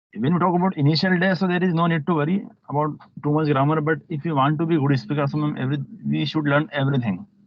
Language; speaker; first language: English; non-native, local second language; Hindi